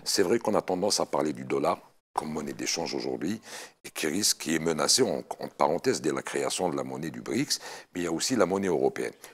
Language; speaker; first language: French; non-native, local second language; Arabic